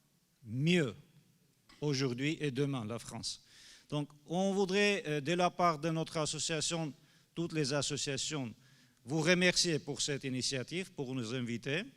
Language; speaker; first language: French; non-native, fluent; Armenian